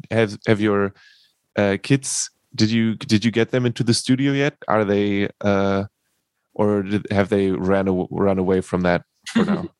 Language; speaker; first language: English; non-native, fluent; German